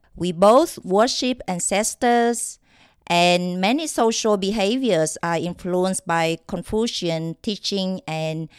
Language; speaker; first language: English; non-native, fluent; Vietnamese